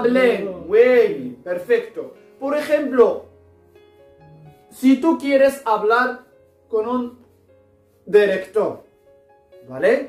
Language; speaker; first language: Spanish; non-native, fluent; Arabic